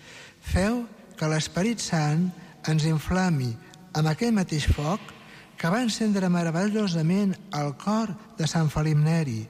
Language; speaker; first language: Catalan; native; Catalan